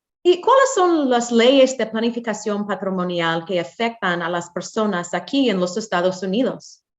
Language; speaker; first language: Spanish; non-native, learner; English